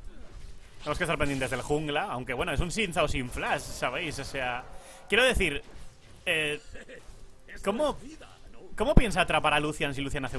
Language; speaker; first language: Spanish; native; Spanish